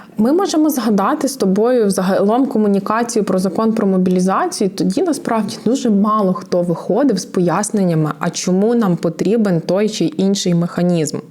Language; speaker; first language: Ukrainian; native; Ukrainian